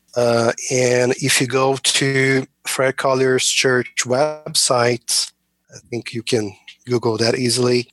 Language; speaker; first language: English; non-native, fluent; Portuguese